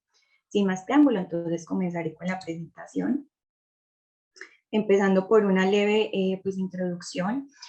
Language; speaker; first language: Spanish; native; Spanish